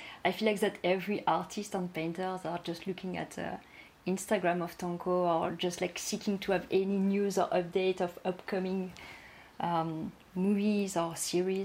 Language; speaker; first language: English; non-native, fluent; French